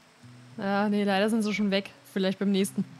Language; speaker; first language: German; native; German